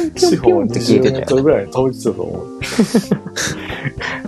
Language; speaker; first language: Japanese; native; Japanese